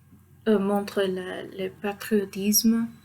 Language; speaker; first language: French; non-native, fluent; Spanish